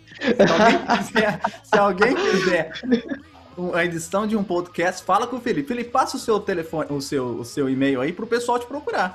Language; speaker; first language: Portuguese; native; Portuguese